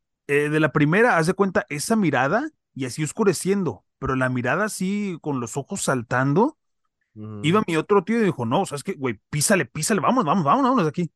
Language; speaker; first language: Spanish; native; Spanish